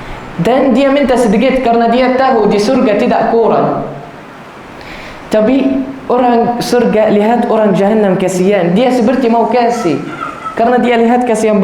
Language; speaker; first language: Indonesian; non-native, learner; Arabic